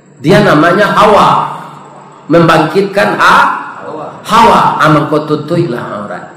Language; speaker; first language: Malay; non-native, local second language; Minangkabau